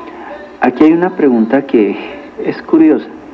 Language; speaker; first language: Spanish; native; Spanish